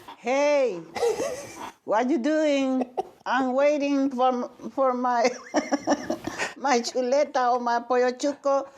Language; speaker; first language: English; non-native, learner; Spanish